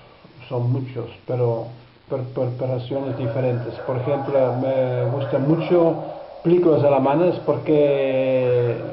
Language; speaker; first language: Spanish; non-native, fluent; Dutch